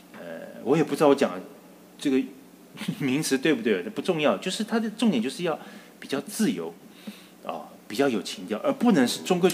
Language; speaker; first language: Chinese; native; Chinese